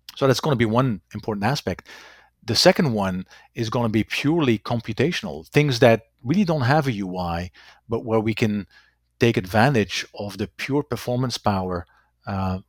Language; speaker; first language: English; non-native, fluent; Dutch